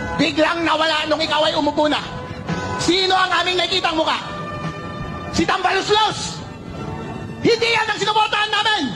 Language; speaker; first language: Filipino; non-native, local second language; Iloko